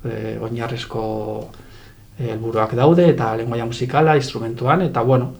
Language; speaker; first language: Basque; non-native, local second language; Spanish